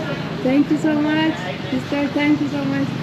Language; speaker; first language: English; non-native, learner; Turkmen